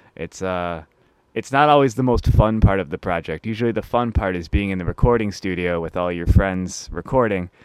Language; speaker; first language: English; native; English